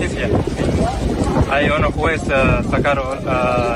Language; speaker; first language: Spanish; non-native, learner; Arabic